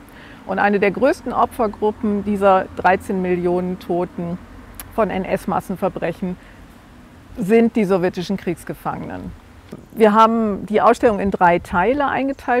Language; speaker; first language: German; native; German